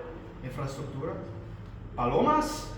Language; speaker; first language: Spanish; non-native, learner; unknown